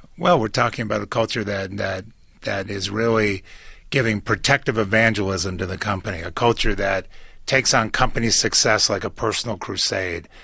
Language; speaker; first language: English; native; English